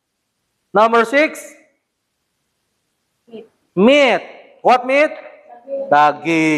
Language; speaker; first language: English; non-native, learner; Indonesian